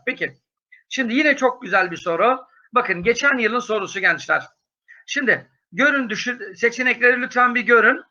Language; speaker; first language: Turkish; native; Turkish